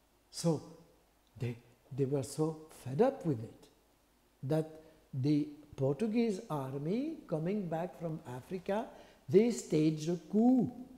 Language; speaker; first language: English; non-native, fluent; French